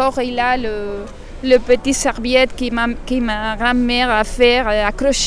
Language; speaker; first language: French; non-native, learner; Spanish